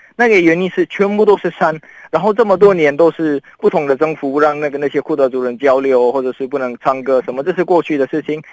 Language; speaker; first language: Chinese; non-native, fluent; Arabic